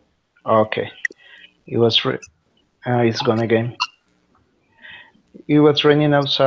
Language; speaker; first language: English; non-native, learner; Spanish